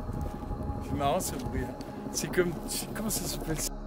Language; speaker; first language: French; non-native, fluent; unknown